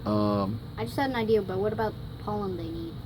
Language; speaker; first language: English; native; English